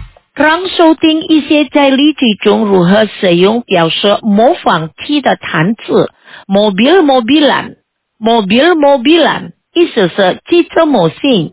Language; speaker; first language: Chinese; non-native, fluent; Indonesian